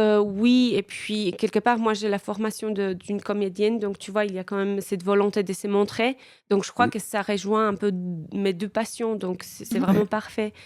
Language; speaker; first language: French; non-native, fluent; Polish